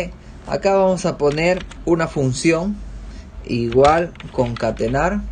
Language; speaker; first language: Spanish; native; Spanish